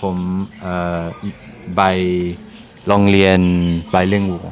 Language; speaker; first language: Thai; non-native, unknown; English